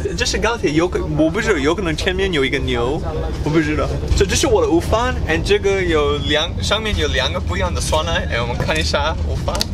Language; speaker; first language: Chinese; non-native, learner; English